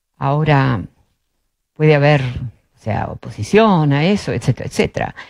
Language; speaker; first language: Spanish; early bilingual, other home language; Dutch